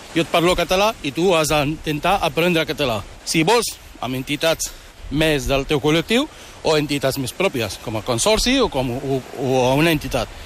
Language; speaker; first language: Catalan; early bilingual, other home language; Arabic